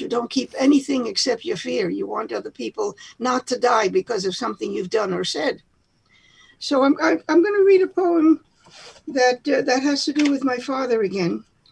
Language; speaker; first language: English; early bilingual, other home language; Spanish